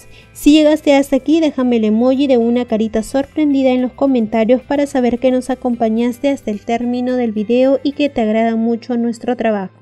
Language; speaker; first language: Spanish; native; Spanish